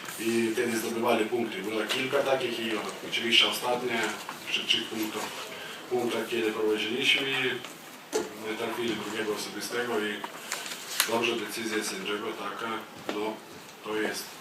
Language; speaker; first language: Polish; non-native, learner; Lithuanian